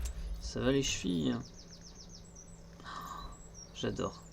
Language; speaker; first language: French; native; French